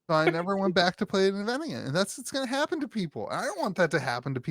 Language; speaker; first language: English; native; English